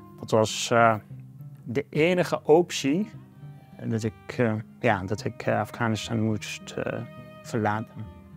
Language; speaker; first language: Dutch; non-native, fluent; Persian